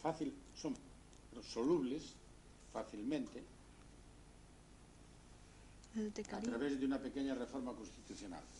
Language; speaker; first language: Spanish; native; Spanish